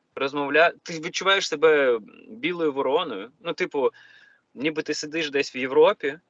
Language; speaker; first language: Ukrainian; non-native, local second language; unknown